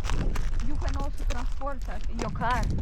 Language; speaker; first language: English; non-native, learner; Russian